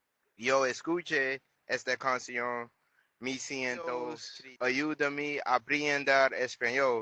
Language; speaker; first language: Spanish; non-native, learner; English